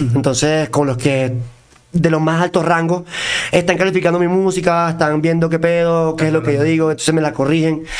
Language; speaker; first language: Spanish; native; Spanish